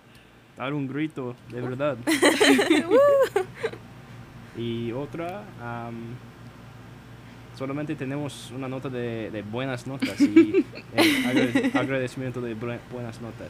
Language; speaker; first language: Spanish; non-native, learner; English